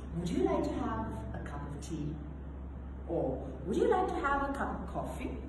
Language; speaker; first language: English; non-native, local second language; Sinhala